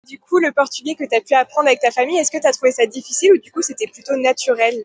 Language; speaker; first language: French; native; French